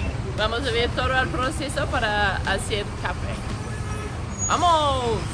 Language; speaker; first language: Spanish; non-native, learner; English